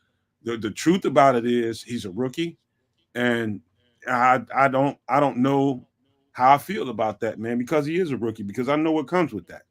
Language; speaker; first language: English; native; English